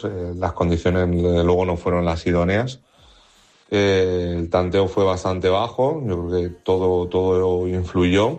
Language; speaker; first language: Spanish; native; Spanish